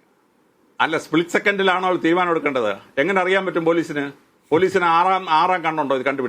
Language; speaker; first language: Malayalam; native; Malayalam